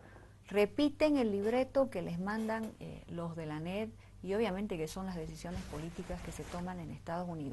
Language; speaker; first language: Spanish; native; Spanish